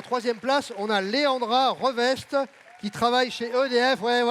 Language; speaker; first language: French; native; French